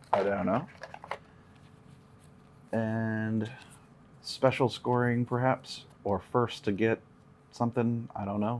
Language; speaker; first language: English; native; English